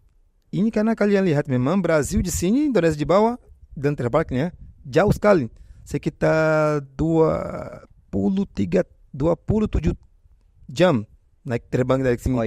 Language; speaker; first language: Indonesian; non-native, fluent; Portuguese